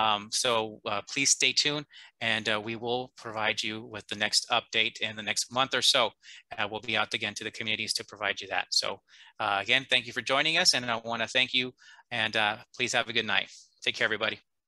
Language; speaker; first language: English; early bilingual, other home language; Spanish